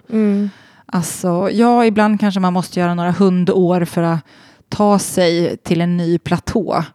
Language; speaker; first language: Swedish; native; Swedish